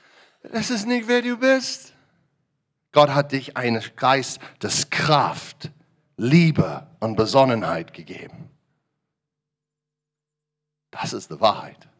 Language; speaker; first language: German; non-native, learner; English